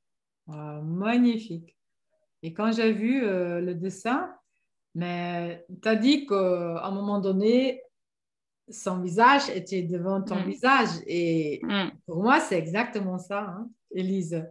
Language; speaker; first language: French; non-native, fluent; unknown